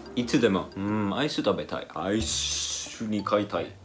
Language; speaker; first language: Japanese; non-native, learner; Finnish